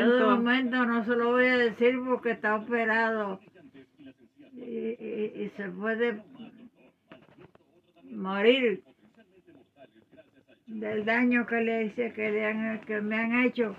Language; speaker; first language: Spanish; native; Spanish